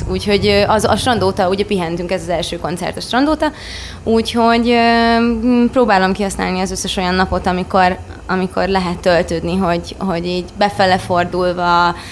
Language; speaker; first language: Hungarian; native; Hungarian